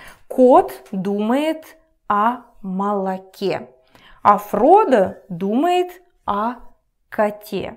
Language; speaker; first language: Russian; non-native, learner; English